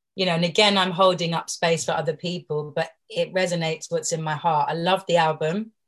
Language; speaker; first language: English; native; English